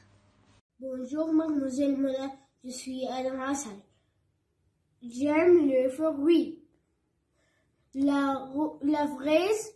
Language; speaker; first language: French; non-native, learner; Arabic